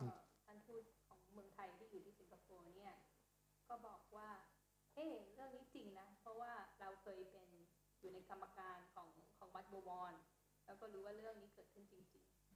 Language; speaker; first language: Thai; native; Thai